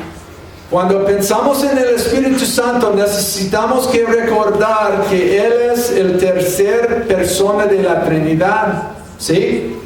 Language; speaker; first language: Spanish; non-native, fluent; English